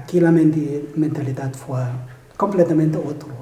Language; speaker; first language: Spanish; non-native, fluent; German